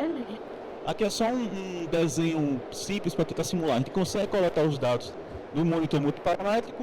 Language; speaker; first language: Portuguese; native; Portuguese